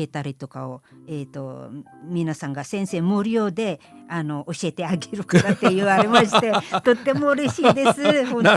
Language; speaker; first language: Japanese; non-native, fluent; Filipino